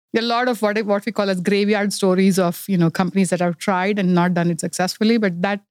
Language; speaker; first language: English; non-native, local second language; Kannada